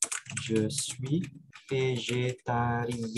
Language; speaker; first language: French; non-native, fluent; Indonesian